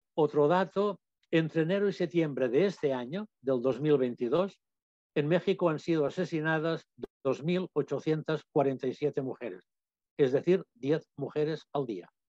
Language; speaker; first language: Spanish; non-native, local second language; Catalan